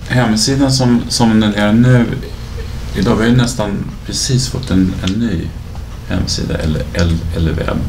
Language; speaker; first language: Swedish; native; Swedish